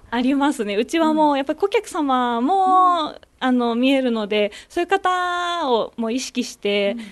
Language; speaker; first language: Japanese; native; Japanese